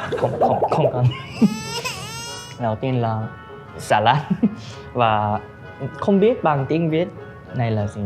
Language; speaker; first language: Vietnamese; non-native, learner; Korean